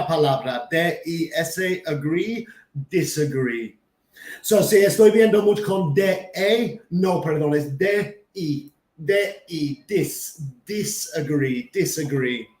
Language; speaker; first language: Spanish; non-native, fluent; English